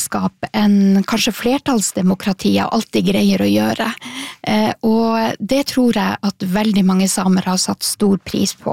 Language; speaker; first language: Norwegian; non-native, local second language; Northern Sami